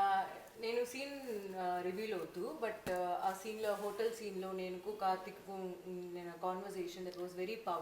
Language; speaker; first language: Telugu; non-native, learner; Tamil